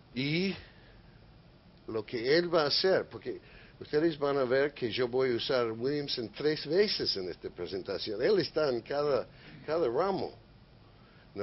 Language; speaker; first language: Spanish; non-native, fluent; English